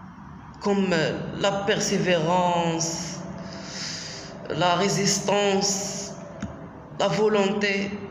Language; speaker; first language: French; non-native, local second language; Arabic